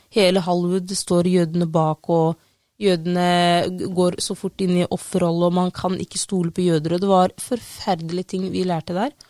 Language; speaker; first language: Norwegian; non-native, fluent; Somali